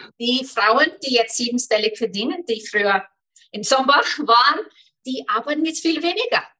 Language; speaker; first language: German; non-native, fluent; Icelandic